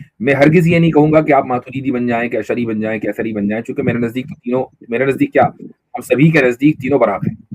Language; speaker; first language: Urdu; native; Urdu